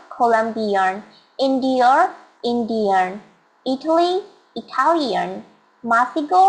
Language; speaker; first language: English; non-native, learner; Burmese